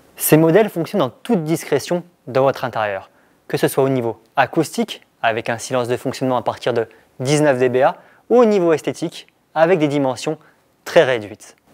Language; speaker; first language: French; native; French